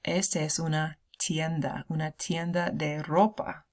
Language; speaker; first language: Spanish; non-native, fluent; English